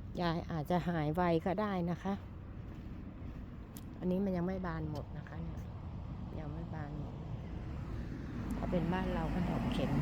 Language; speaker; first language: Thai; native; Thai